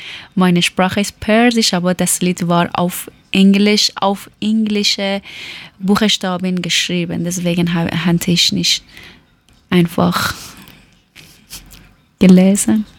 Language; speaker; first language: German; non-native, learner; Persian